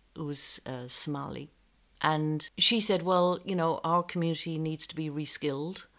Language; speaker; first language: English; native; English